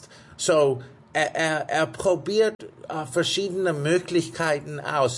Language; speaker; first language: German; non-native, fluent; English